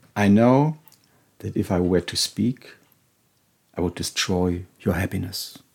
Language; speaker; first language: English; non-native, fluent; German